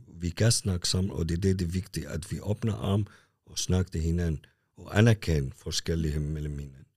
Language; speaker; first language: Danish; non-native, fluent; Arabic